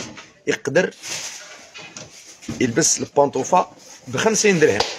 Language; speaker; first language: Arabic; native; Arabic